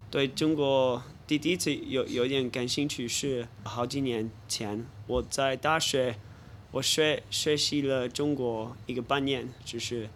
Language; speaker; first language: Chinese; non-native, fluent; English